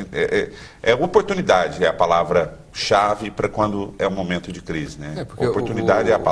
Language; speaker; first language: Portuguese; native; Portuguese